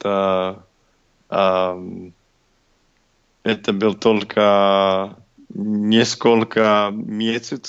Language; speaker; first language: Russian; non-native, learner; English